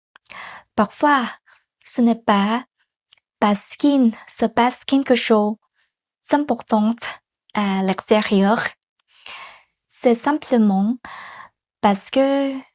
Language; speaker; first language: French; non-native, learner; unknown